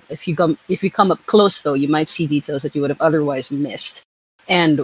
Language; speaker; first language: English; non-native, local second language; Filipino